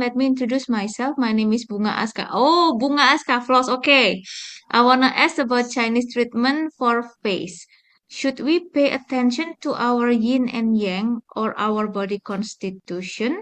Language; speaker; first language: English; non-native, fluent; Indonesian